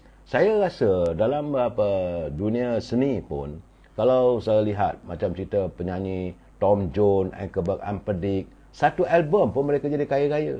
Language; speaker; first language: Malay; native; Malay